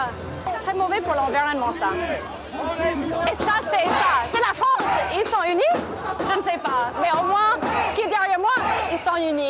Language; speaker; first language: French; non-native, fluent; English